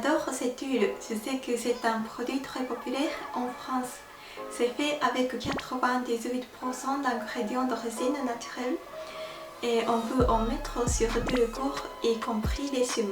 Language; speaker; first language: French; non-native, fluent; Japanese